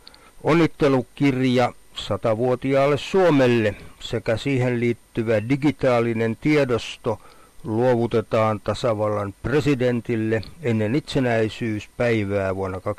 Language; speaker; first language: Finnish; native; Finnish